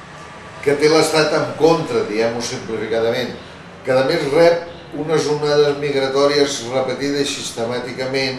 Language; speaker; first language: Catalan; native; Catalan